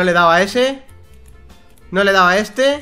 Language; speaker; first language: Spanish; native; Spanish